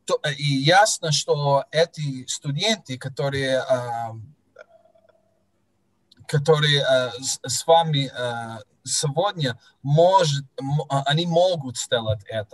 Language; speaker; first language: Russian; non-native, fluent; English